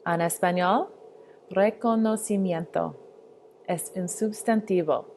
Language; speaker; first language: Spanish; non-native, learner; English